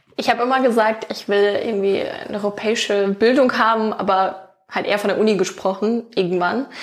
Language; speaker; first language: German; non-native, fluent; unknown